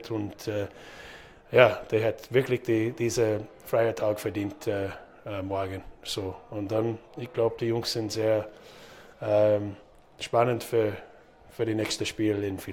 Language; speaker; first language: German; non-native, fluent; English